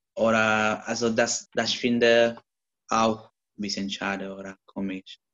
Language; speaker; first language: German; non-native, learner; Spanish